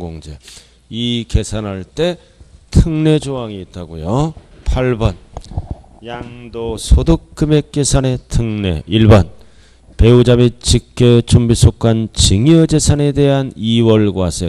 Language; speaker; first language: Korean; native; Korean